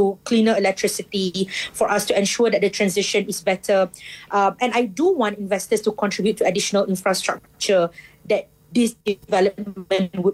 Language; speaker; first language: English; non-native, local second language; Malay